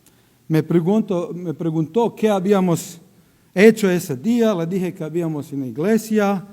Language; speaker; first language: Spanish; non-native, learner; Croatian